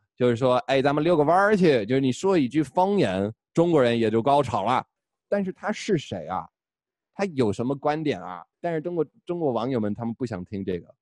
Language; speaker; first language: Chinese; non-native, fluent; English